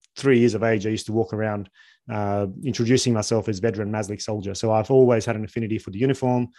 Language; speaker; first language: English; early bilingual, other home language; Bosnian